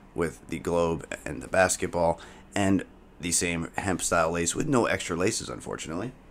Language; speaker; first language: English; native; English